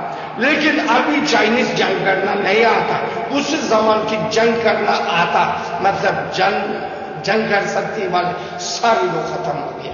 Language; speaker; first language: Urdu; non-native, learner; Uyghur